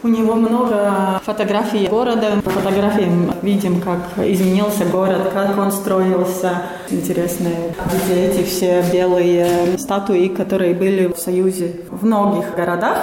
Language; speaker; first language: Russian; non-native, local second language; Latvian